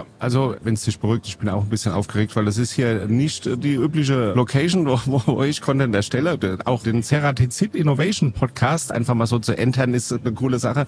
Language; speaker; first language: German; native; German